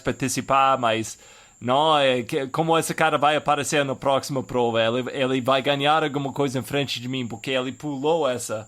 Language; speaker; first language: Portuguese; non-native, fluent; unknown